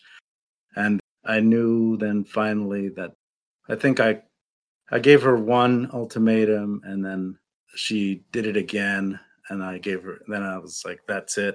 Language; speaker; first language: English; native; English